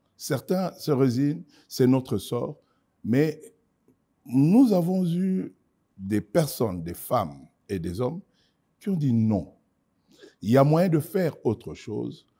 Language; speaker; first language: French; non-native, local second language; Lingala